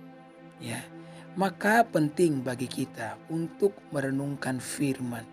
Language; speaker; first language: Indonesian; native; Indonesian